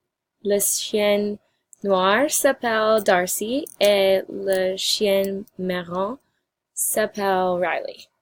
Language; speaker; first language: French; non-native, learner; English